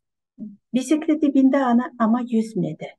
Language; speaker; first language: Turkish; non-native, fluent; Kazakh